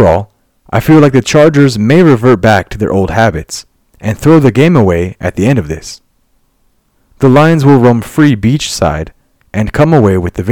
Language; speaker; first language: English; native; English